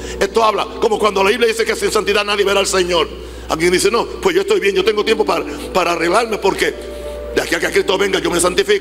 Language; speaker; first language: Spanish; native; Spanish